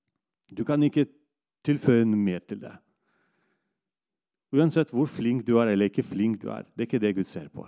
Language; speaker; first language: Norwegian; non-native, fluent; Russian